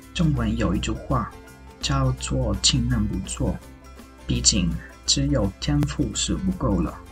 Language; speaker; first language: Chinese; non-native, fluent; Italian